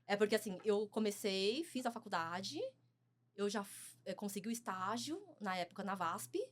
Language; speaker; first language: Portuguese; early bilingual, other home language; Chinese